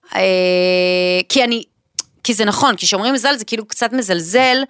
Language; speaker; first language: Hebrew; native; Hebrew